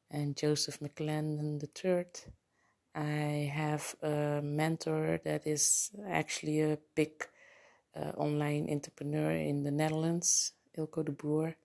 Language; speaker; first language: English; non-native, fluent; Papiamento